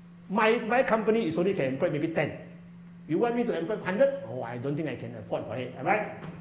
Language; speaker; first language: English; non-native, local second language; Chinese